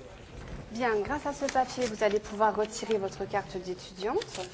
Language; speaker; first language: French; native; French